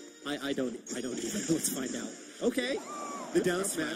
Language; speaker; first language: English; native; English